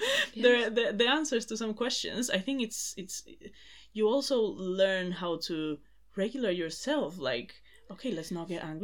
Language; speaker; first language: English; non-native, fluent; Spanish